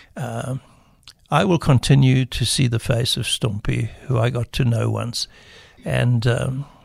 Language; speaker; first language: English; native; English